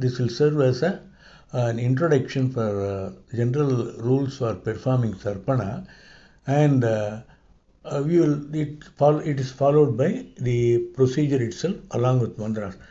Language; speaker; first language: English; non-native, local second language; Tamil